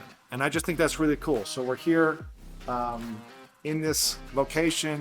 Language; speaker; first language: English; native; English